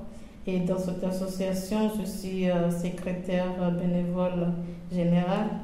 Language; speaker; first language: French; non-native, local second language; Comorian